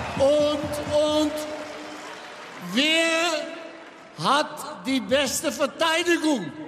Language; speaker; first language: German; non-native, learner; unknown